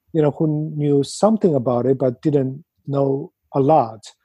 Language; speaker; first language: English; non-native, fluent; Chinese